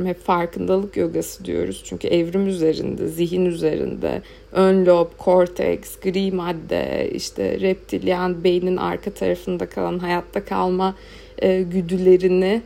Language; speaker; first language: Turkish; native; Turkish